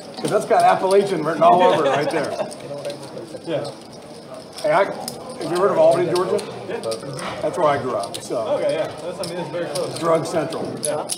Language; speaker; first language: English; native; English